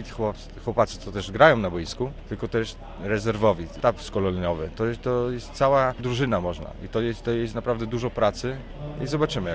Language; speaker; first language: Polish; early bilingual, heritage; Polish